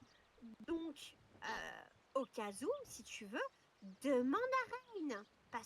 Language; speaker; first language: French; native; French